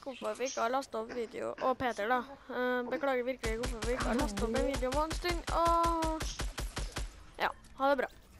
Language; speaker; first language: Norwegian; native; Norwegian